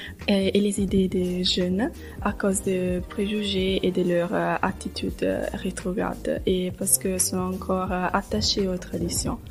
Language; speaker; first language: French; non-native, learner; Italian